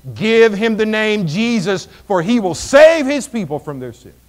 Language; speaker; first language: English; native; English